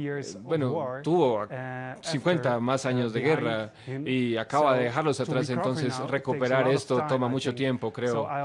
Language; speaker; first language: Spanish; non-native, fluent; Dutch